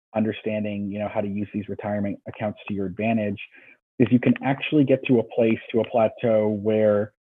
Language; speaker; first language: English; native; English